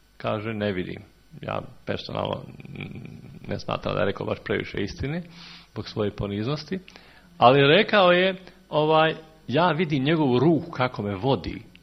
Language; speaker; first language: Serbian; native; Serbian